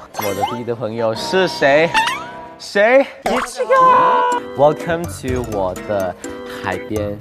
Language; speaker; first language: Chinese; non-native, learner; Thai